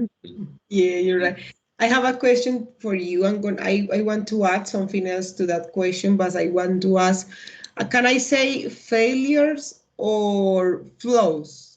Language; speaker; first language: English; non-native, learner; Spanish